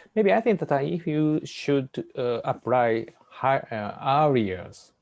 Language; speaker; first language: English; non-native, learner; Japanese